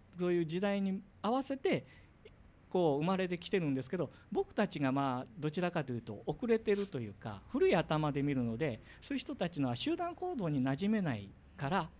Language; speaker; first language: Japanese; native; Japanese